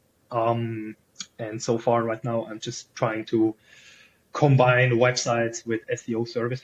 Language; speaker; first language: English; non-native, fluent; German